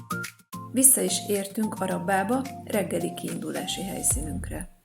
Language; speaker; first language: Hungarian; native; Hungarian